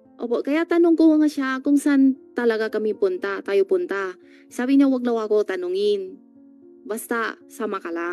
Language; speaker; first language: Filipino; non-native, learner; Chinese